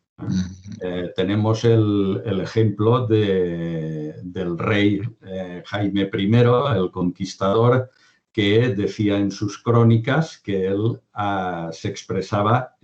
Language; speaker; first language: Spanish; non-native, local second language; Catalan